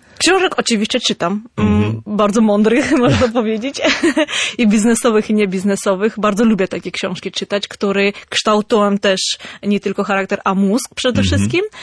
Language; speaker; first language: Polish; non-native, fluent; Armenian